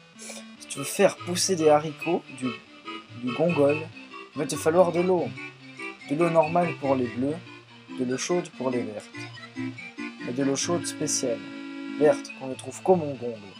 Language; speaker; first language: French; native; French